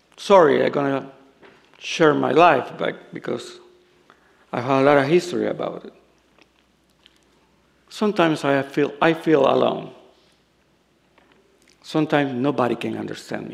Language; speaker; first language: English; non-native, learner; Spanish